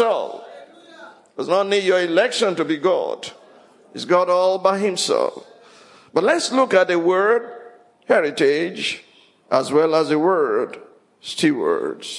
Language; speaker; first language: English; non-native, local second language; Yoruba